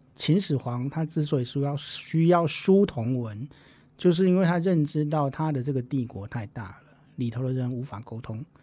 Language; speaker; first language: Chinese; non-native, local second language; Min Nan Chinese